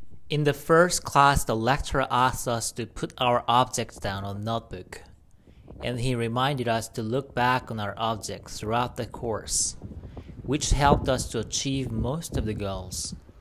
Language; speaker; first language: English; non-native, fluent; Korean